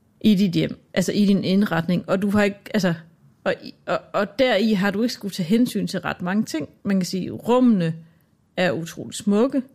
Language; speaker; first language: Danish; native; Danish